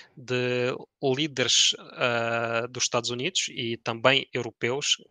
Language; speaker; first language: Portuguese; early bilingual, other home language; Ukrainian